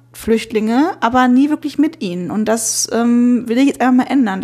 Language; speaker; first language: German; native; German